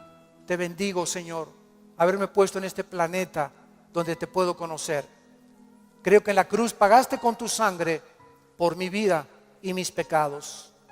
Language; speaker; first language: Spanish; native; Spanish